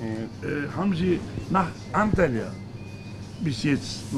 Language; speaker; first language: German; non-native, learner; Turkish